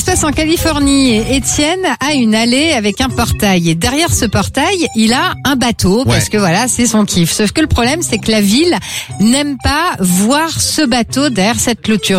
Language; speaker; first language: French; native; French